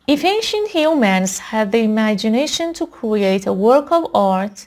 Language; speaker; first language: English; non-native, fluent; Persian